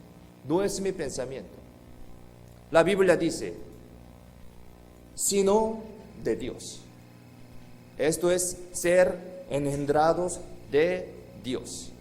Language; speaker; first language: Spanish; non-native, fluent; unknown